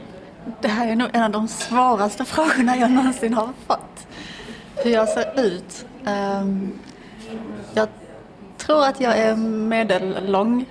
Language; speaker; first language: Swedish; early bilingual, other home language; Persian